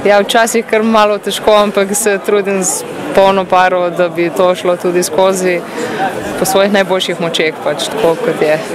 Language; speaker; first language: Slovenian; native; Slovenian